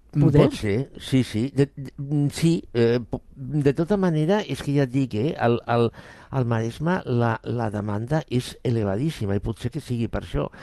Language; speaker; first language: Catalan; non-native, local second language; Spanish